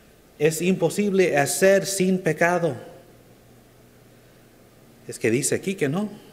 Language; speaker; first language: Spanish; non-native, fluent; English